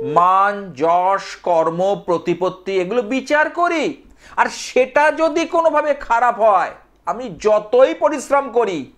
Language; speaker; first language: Bangla; native; Bangla